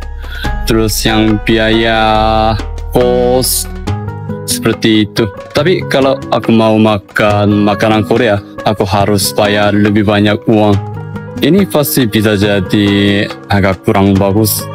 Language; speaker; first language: Indonesian; non-native, fluent; Korean